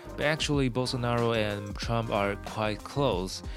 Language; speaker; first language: English; non-native, fluent; Chinese